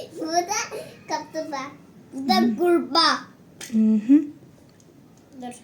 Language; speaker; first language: Turkish; early bilingual, heritage; Turkish